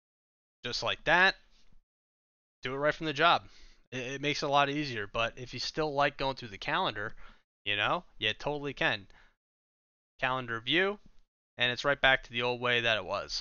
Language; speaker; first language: English; native; English